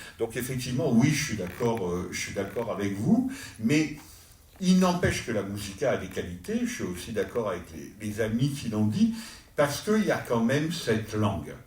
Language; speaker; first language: French; native; French